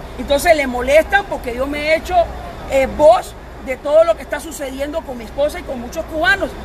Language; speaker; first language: Spanish; native; Spanish